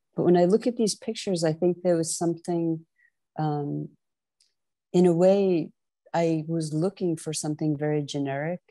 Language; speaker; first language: English; native; English